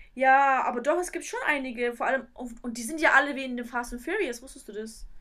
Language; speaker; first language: German; early bilingual, other home language; Turkish